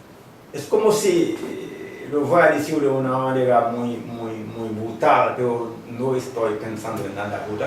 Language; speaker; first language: Spanish; non-native, fluent; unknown